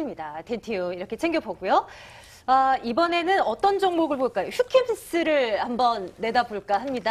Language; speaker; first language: Korean; native; Korean